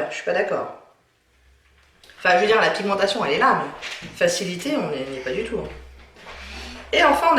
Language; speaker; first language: French; native; French